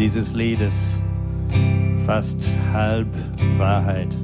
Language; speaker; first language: German; non-native, fluent; English